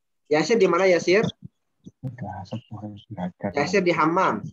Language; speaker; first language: Indonesian; native; Indonesian